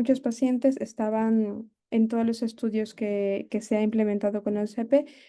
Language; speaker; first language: Spanish; native; Spanish